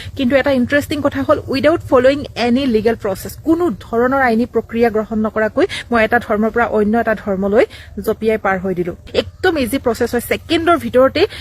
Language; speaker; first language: Assamese; non-native, local second language; Bodo